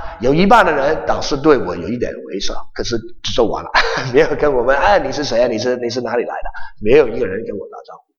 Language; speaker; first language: Chinese; non-native, local second language; Cantonese